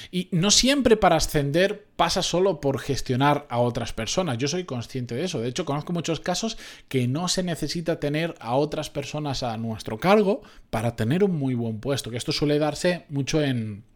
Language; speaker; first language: Spanish; native; Spanish